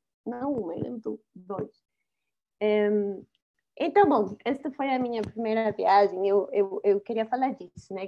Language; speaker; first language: Portuguese; non-native, fluent; Spanish